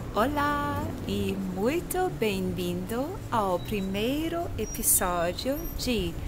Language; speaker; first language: Portuguese; non-native, fluent; German